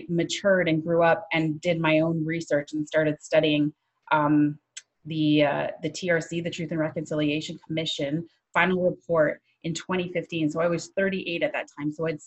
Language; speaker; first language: English; native; English